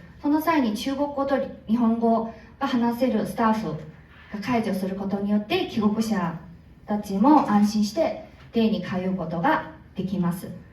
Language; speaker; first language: Japanese; non-native, fluent; Korean